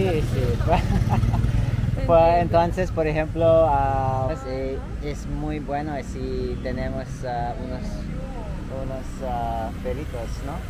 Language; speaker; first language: Spanish; non-native, learner; Filipino